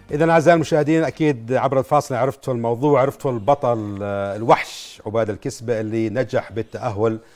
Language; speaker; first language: Arabic; native; Arabic